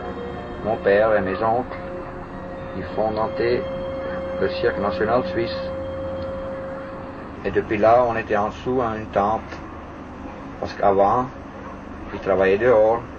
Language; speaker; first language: French; non-native, fluent; German